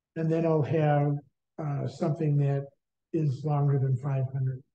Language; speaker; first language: English; native; English